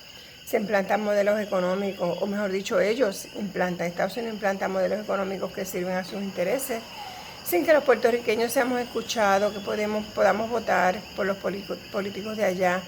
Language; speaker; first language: Spanish; native; Spanish